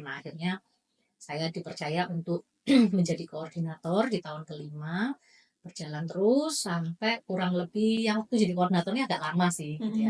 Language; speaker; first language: Indonesian; native; Indonesian